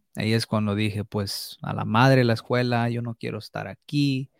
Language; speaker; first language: Spanish; early bilingual, heritage; Spanish